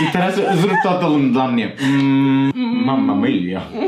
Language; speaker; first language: Polish; non-native, learner; English